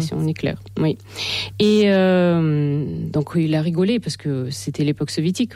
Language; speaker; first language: French; non-native, fluent; Russian